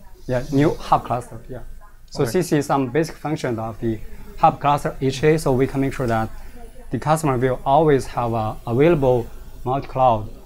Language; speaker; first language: English; non-native, fluent; Chinese